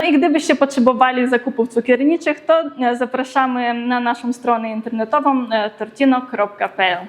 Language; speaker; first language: Polish; native; Polish